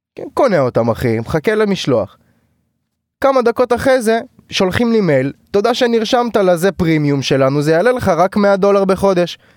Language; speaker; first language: Hebrew; native; Hebrew